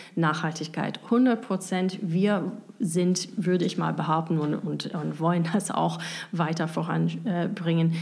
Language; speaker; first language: German; non-native, fluent; English